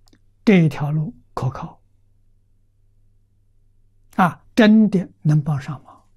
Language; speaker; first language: Chinese; native; Chinese